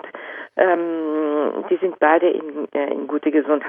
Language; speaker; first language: German; non-native, fluent; Japanese